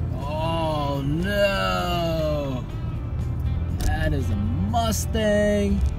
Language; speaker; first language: English; native; English